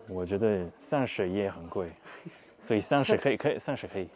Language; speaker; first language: Chinese; non-native, fluent; French